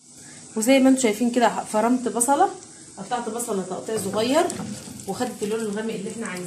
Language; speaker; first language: Arabic; native; Arabic